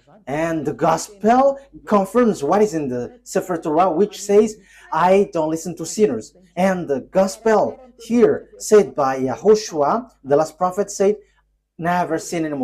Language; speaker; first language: English; non-native, fluent; Malagasy